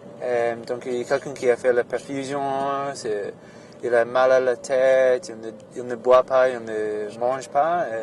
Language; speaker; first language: French; non-native, fluent; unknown